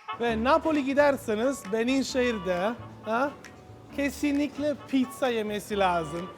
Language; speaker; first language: Turkish; non-native, learner; Italian